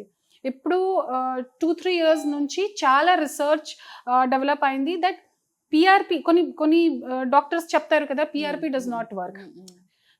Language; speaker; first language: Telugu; non-native, local second language; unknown